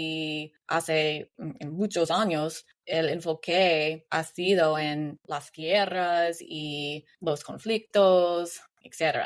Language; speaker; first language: Spanish; non-native, learner; English